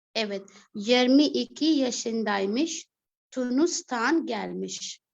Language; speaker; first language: Turkish; non-native, learner; Urdu